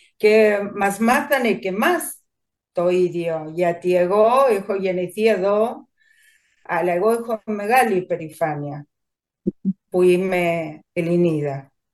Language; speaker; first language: Greek; early bilingual, heritage; Spanish